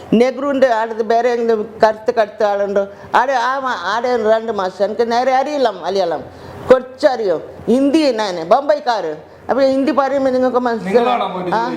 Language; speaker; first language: Malayalam; non-native, learner; Hindi